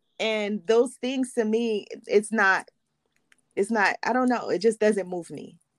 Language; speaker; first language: English; early bilingual, other home language; Haitian Creole